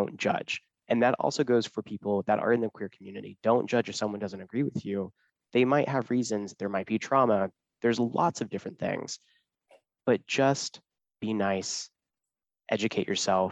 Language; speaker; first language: English; native; English